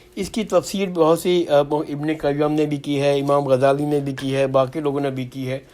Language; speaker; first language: Urdu; native; Urdu